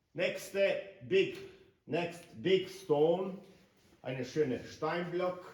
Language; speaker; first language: English; non-native, learner; Croatian